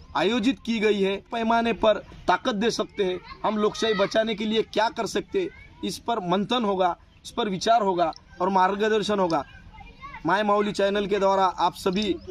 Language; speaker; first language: Hindi; non-native, local second language; Marathi